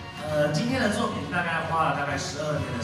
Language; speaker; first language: Chinese; native; Chinese